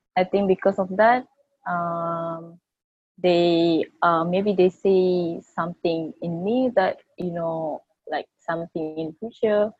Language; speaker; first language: English; non-native, local second language; Malay